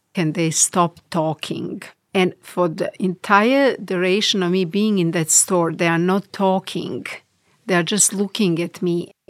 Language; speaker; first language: English; non-native, fluent; Bosnian